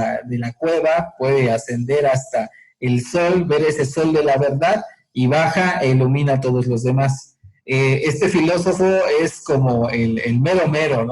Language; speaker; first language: Spanish; native; Spanish